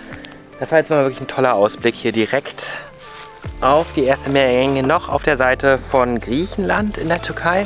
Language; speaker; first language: German; native; German